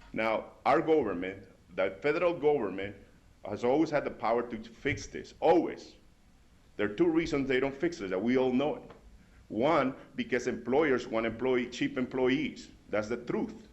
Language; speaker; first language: English; non-native, fluent; Spanish